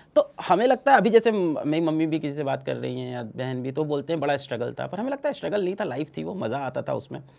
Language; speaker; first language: Hindi; native; Hindi